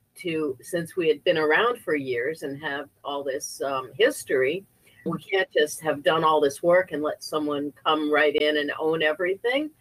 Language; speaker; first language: English; native; English